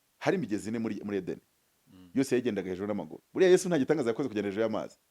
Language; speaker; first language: Kinyarwanda; early bilingual, heritage; Kinyarwanda